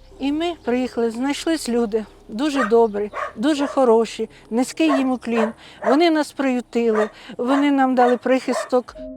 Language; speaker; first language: Ukrainian; native; Ukrainian